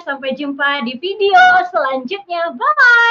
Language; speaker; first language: Indonesian; native; Indonesian